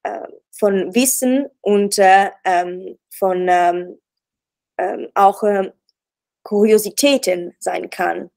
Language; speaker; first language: German; non-native, learner; Italian